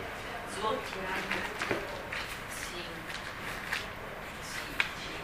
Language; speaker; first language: Chinese; non-native, learner; Italian